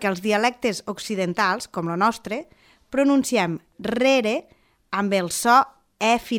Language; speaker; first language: Catalan; native; Catalan